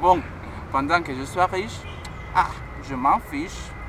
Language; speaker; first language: French; non-native, learner; Spanish